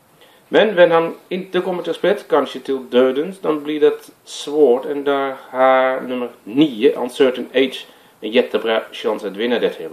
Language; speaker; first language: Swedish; non-native, learner; Dutch